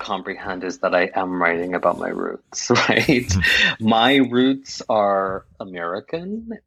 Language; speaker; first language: English; native; English